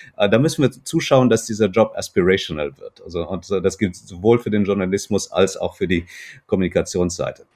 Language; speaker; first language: German; non-native, fluent; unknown